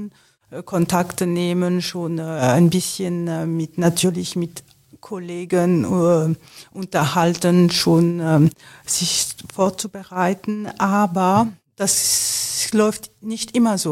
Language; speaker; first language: German; non-native, fluent; French